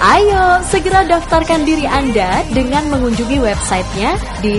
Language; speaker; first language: Indonesian; native; Indonesian